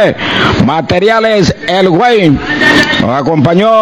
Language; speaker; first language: Spanish; native; Spanish